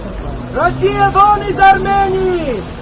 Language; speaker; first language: Russian; non-native, fluent; Armenian